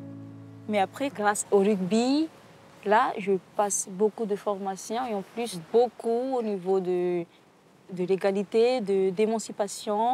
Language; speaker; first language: French; non-native, local second language; Malagasy